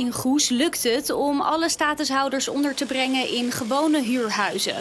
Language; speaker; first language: Dutch; native; Dutch